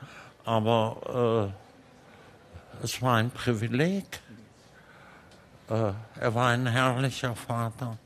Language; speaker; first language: German; early bilingual, heritage; German